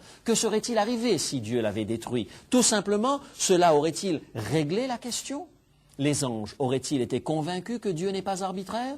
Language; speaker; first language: French; native; French